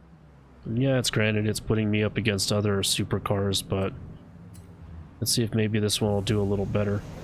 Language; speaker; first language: English; native; English